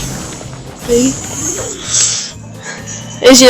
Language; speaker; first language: French; early bilingual, other home language; Romanian